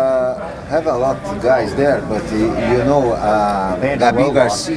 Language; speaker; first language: English; non-native, learner; Portuguese